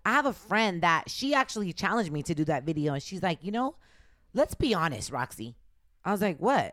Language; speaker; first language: English; early bilingual, other home language; Spanish